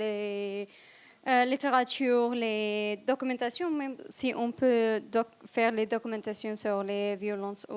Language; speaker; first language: French; non-native, fluent; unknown